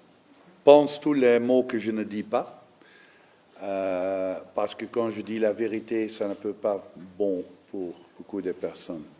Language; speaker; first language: French; non-native, fluent; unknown